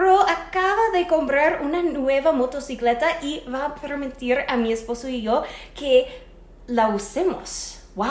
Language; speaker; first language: Spanish; non-native, fluent; English